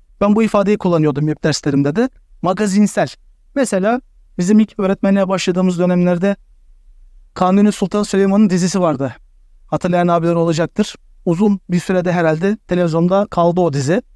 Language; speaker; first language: Turkish; native; Turkish